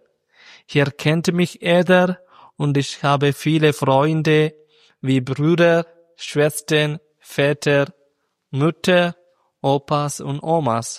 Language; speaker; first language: German; non-native, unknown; Malayalam